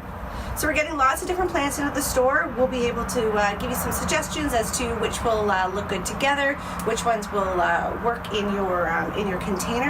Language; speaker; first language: English; native; English